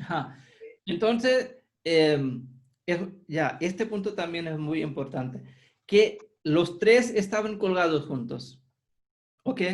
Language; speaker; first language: Spanish; non-native, fluent; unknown